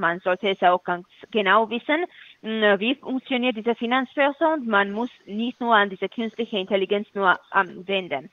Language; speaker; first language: German; non-native, fluent; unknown